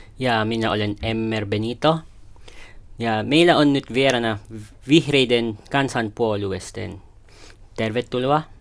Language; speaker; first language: Finnish; non-native, learner; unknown